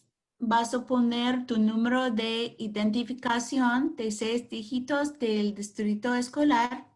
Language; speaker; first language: Spanish; non-native, fluent; English